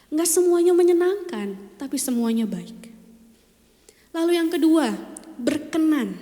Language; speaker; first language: Indonesian; native; Indonesian